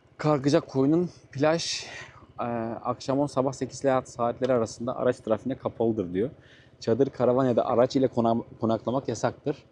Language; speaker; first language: Turkish; native; Turkish